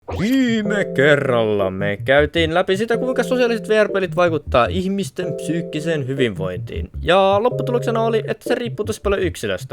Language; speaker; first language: Finnish; native; Finnish